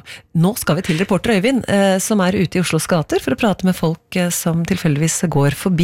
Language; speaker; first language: Norwegian; native; Norwegian